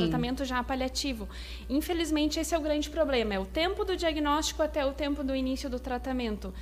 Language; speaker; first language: Portuguese; native; Portuguese